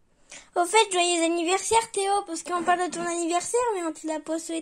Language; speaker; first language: French; native; French